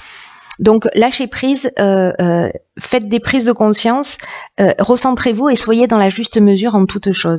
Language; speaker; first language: French; native; French